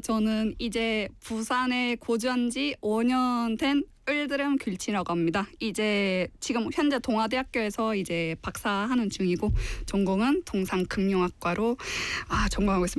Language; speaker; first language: English; non-native, fluent; Turkish